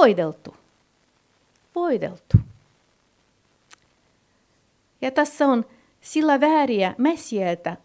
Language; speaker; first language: Finnish; non-native, fluent; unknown